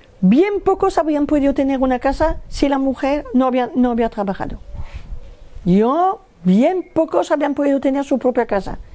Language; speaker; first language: Spanish; non-native, fluent; French